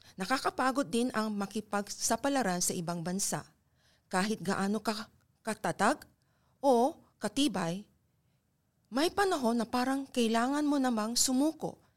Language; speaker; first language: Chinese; non-native, fluent; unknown